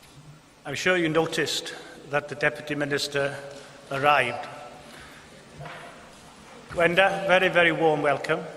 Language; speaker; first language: English; non-native, local second language; Welsh